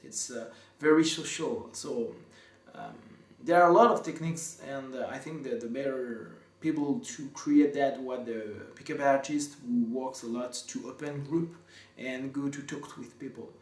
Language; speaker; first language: English; non-native, fluent; French